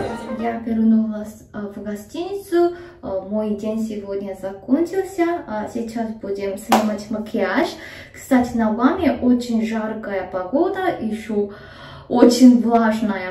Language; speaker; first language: Russian; non-native, fluent; Korean